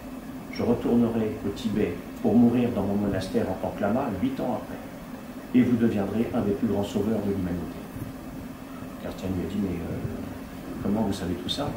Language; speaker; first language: French; native; French